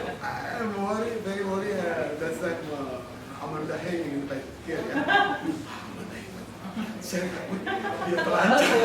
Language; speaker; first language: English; non-native, learner; Indonesian